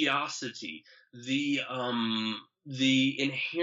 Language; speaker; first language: English; native; English